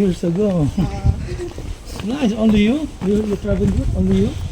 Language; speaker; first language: English; non-native, local second language; Filipino